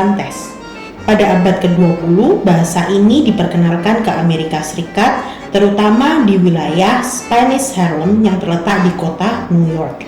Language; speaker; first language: Indonesian; native; Indonesian